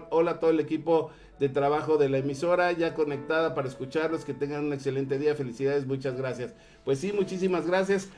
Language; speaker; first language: Spanish; native; Spanish